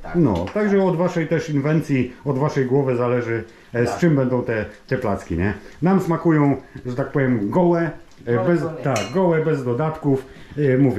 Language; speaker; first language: Polish; native; Polish